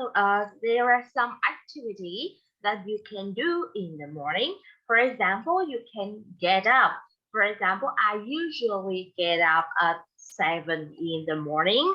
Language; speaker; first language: English; non-native, fluent; Vietnamese